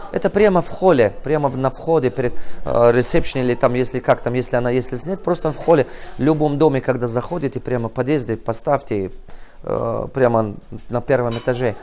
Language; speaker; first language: Russian; non-native, local second language; Tajik